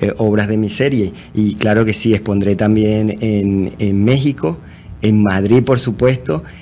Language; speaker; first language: Spanish; native; Spanish